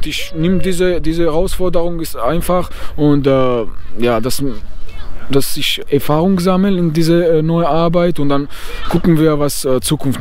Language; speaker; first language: German; non-native, fluent; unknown